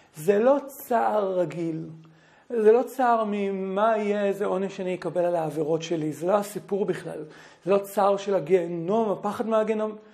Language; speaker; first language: Hebrew; native; Hebrew